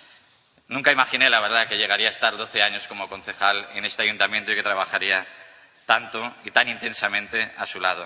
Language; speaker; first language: Spanish; native; Spanish